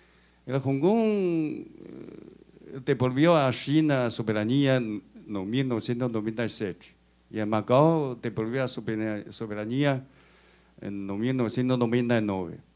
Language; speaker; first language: Spanish; non-native, fluent; Chinese